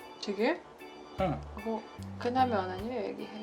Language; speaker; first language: Korean; non-native, learner; Ukrainian